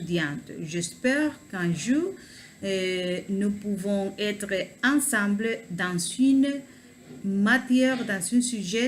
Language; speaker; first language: French; non-native, learner; Spanish